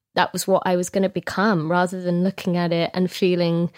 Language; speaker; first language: English; native; English